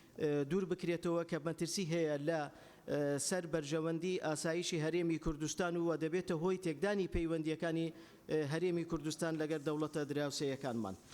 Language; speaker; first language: Central Kurdish; non-native, local second language; Turkish